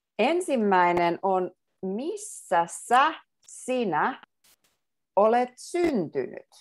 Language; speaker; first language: Finnish; native; Finnish